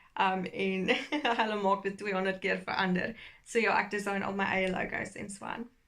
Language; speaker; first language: Afrikaans; early bilingual, heritage; Afrikaans